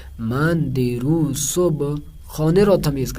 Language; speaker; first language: Persian; non-native, fluent; Urdu